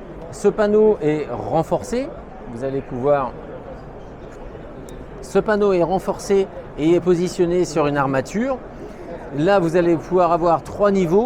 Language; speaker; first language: French; native; French